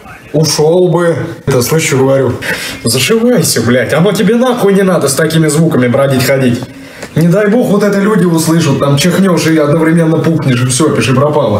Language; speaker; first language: Russian; native; Russian